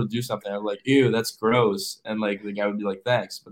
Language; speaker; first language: English; native; English